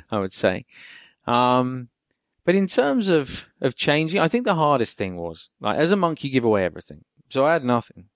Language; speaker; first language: English; native; English